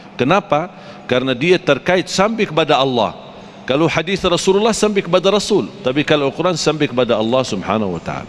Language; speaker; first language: Malay; non-native, fluent; Arabic